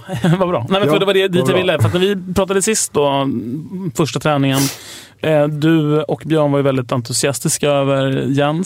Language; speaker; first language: Swedish; native; Swedish